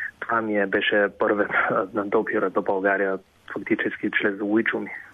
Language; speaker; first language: Bulgarian; non-native, fluent; Chinese